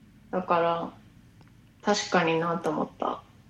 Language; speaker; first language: Japanese; native; Japanese